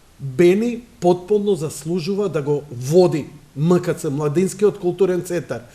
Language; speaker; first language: Macedonian; native; Macedonian